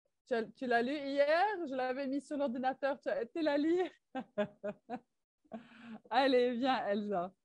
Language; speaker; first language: French; non-native, local second language; Arabic